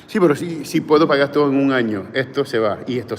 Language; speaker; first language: Spanish; early bilingual, heritage; English